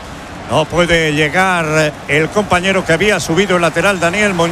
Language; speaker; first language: Spanish; native; Spanish